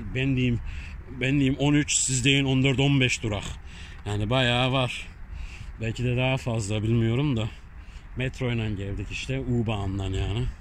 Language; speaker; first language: Turkish; early bilingual, heritage; Turkish